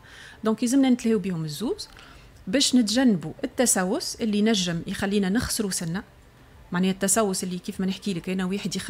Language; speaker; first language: Arabic; native; Arabic